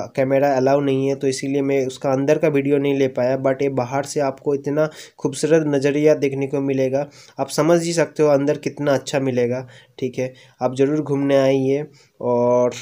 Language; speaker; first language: Hindi; non-native, local second language; Bangla